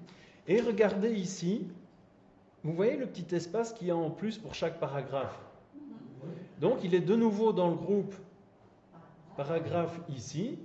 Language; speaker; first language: French; native; French